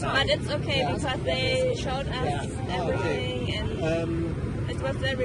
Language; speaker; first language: English; non-native, fluent; German